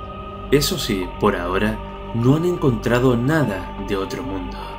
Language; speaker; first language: Spanish; native; Spanish